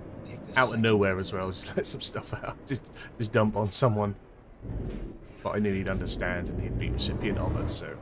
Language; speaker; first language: English; native; English